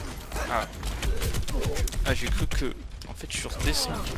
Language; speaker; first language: French; native; French